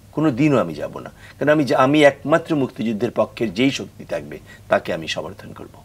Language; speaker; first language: Bangla; native; Bangla